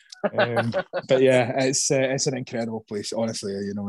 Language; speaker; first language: English; native; English